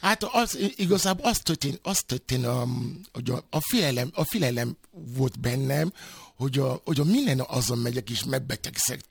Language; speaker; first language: Hungarian; non-native, fluent; Yoruba